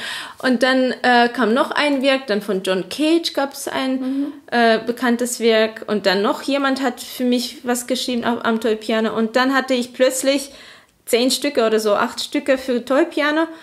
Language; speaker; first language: German; non-native, fluent; Azerbaijani